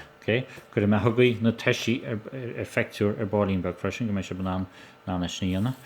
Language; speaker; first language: Irish; native; Irish